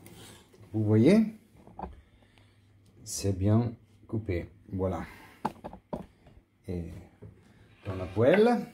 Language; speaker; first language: French; non-native, learner; German